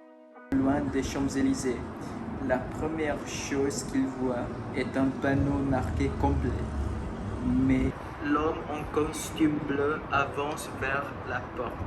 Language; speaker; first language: French; non-native, learner; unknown